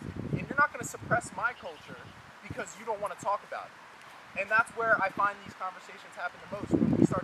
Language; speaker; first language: English; native; English